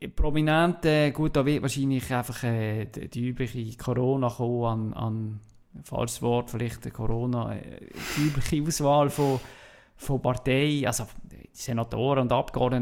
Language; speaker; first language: German; native; German